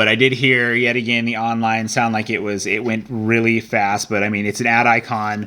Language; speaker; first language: English; native; English